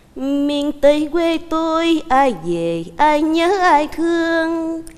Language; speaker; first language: Vietnamese; native; Vietnamese